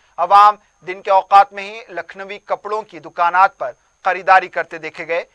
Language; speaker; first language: Urdu; native; Urdu